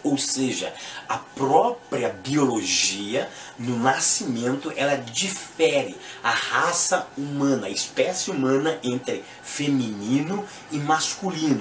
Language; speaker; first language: Portuguese; native; Portuguese